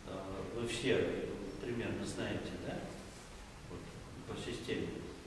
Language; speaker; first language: Russian; native; Russian